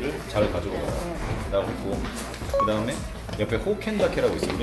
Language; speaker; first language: Korean; native; Korean